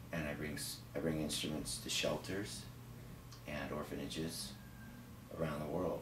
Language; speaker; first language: English; native; English